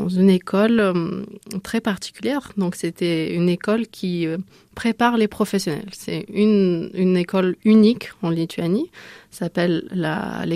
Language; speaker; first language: French; non-native, fluent; Lithuanian